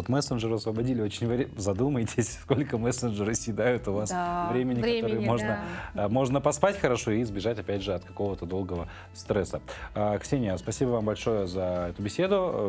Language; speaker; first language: Russian; native; Russian